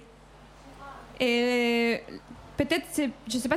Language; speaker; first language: French; non-native, fluent; Spanish